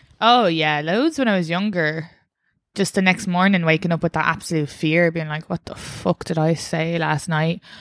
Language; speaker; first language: English; native; English